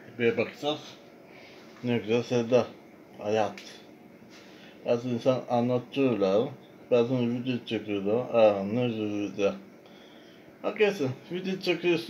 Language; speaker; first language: Turkish; non-native, learner; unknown